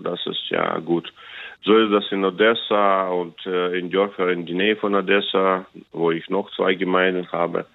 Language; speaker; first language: German; non-native, learner; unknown